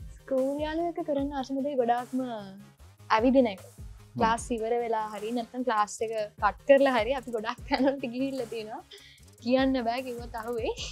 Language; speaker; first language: Sinhala; non-native, local second language; Tamil